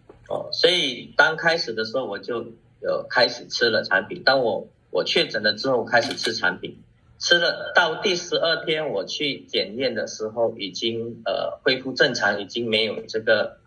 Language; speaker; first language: Chinese; early bilingual, heritage; Chinese